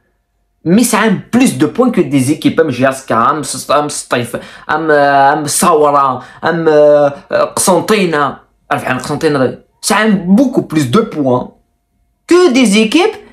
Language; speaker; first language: French; non-native, local second language; Kabyle